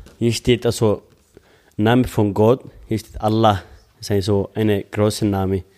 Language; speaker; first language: German; non-native, learner; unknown